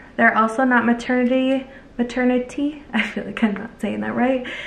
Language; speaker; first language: English; native; English